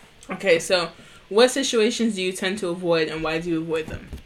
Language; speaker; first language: English; native; English